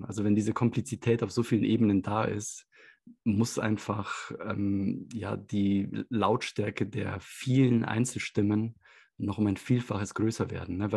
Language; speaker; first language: German; native; German